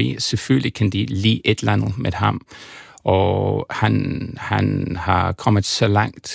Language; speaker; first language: Danish; non-native, learner; English